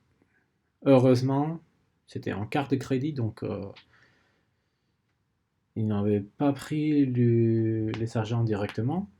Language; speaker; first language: French; non-native, learner; Spanish